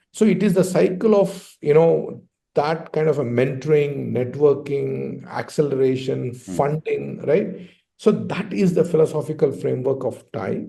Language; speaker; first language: English; non-native, local second language; Telugu